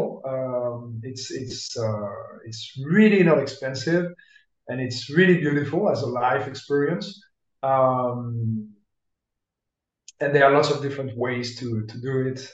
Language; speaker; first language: English; non-native, fluent; French